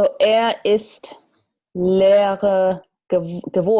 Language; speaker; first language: German; non-native, learner; English